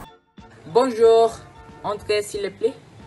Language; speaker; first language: French; non-native, learner; Malay